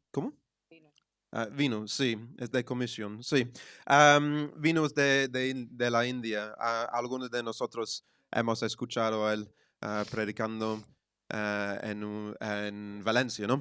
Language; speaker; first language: Spanish; non-native, fluent; English